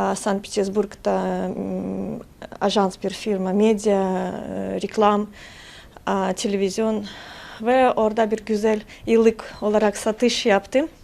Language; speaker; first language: Turkish; non-native, fluent; Russian